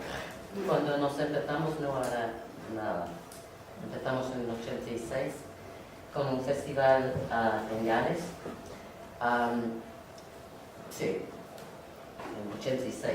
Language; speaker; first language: Spanish; non-native, learner; English